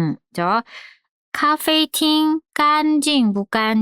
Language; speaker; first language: Chinese; non-native, fluent; Korean